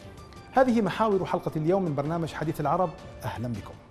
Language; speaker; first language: Arabic; native; Arabic